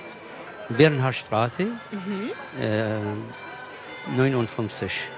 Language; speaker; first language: German; non-native, learner; Kurdish